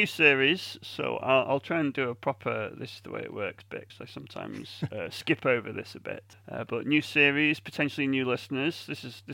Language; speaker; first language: English; native; English